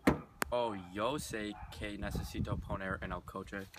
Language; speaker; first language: Spanish; non-native, learner; English